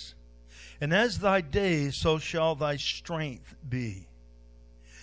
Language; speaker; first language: English; native; English